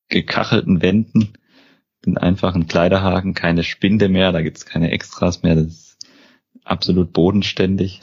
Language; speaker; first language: German; native; German